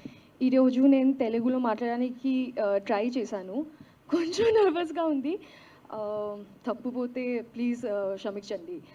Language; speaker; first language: Telugu; non-native, learner; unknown